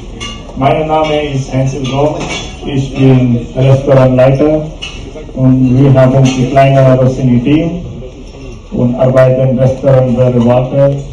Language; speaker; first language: German; non-native, fluent; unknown